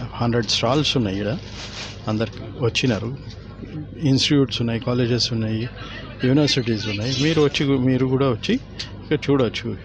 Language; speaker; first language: Telugu; non-native, local second language; Urdu